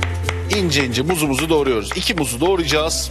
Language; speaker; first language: Turkish; native; Turkish